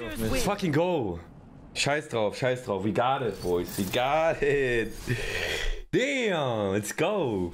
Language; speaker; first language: English; non-native, fluent; German